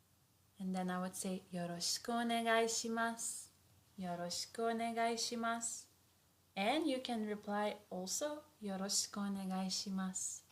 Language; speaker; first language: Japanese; non-native, fluent; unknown